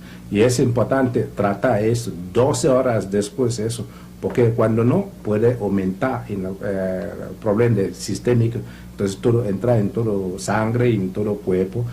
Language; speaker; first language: Spanish; non-native, learner; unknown